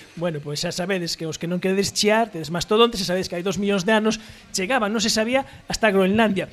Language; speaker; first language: Galician; native; Galician